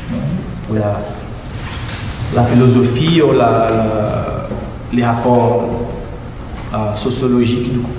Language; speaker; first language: French; non-native, fluent; Portuguese